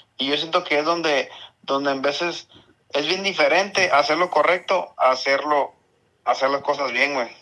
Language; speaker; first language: Spanish; early bilingual, heritage; Spanish